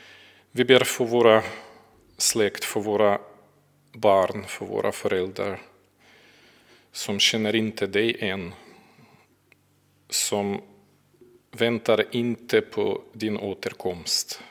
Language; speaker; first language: Swedish; non-native, fluent; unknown